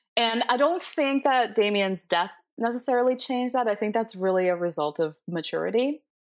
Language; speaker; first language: English; early bilingual, other home language; Spanish